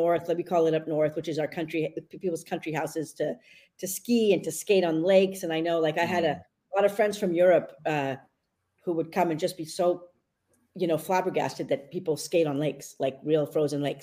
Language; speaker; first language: English; native; English